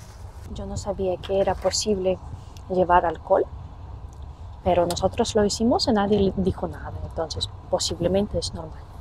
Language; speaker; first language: Spanish; non-native, fluent; Russian